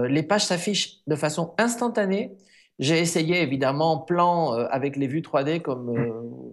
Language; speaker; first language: French; non-native, fluent; Spanish